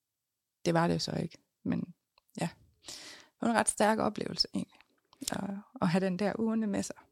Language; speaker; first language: Danish; native; Danish